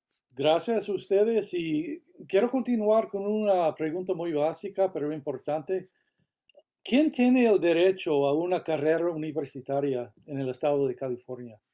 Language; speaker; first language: Spanish; early bilingual, heritage; Spanish